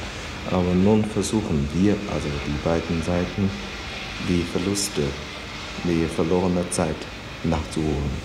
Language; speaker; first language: German; non-native, fluent; Chinese